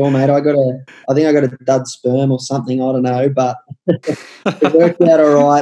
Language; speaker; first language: English; native; English